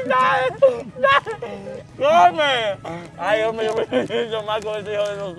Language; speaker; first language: Spanish; native; Spanish